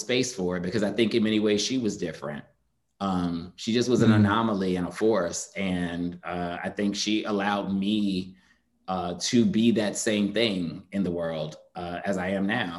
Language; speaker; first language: English; native; English